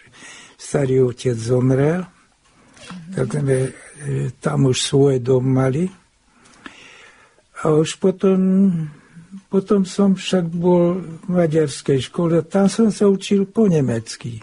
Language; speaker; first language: Slovak; non-native, local second language; Hungarian